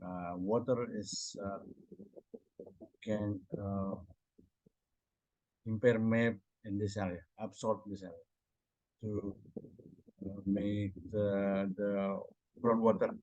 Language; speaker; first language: English; non-native, learner; Indonesian